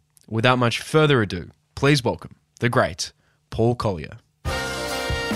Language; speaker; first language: English; native; English